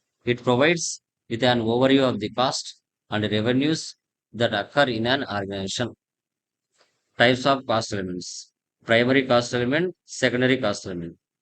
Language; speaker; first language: English; non-native, local second language; Telugu